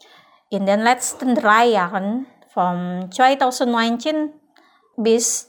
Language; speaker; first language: German; non-native, fluent; Indonesian